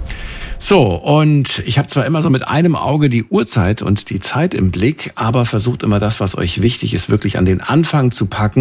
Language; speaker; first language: German; native; German